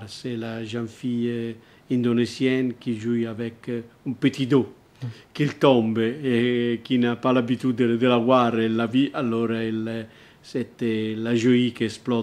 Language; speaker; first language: French; non-native, learner; Italian